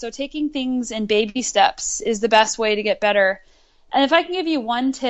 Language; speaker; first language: English; native; English